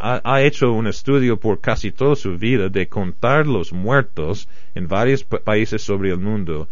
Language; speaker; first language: Spanish; non-native, fluent; English